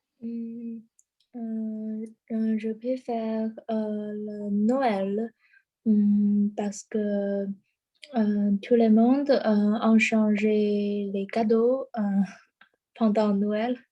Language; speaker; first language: French; non-native, learner; Chinese